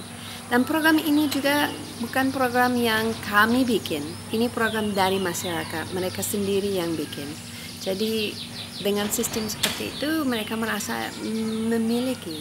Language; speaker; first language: Indonesian; non-native, fluent; English